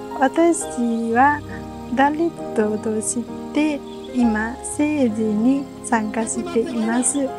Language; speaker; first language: Japanese; non-native, learner; Nepali